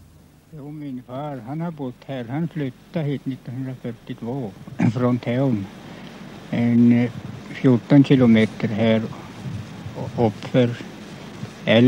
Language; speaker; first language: Swedish; non-native, local second language; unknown